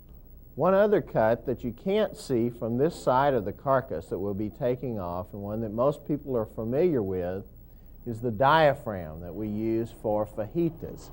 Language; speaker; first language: English; native; English